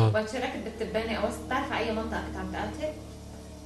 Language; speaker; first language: Arabic; native; Arabic